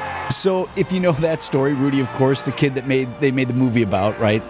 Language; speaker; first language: English; native; English